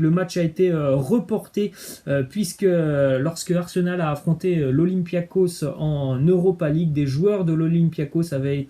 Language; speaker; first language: French; native; French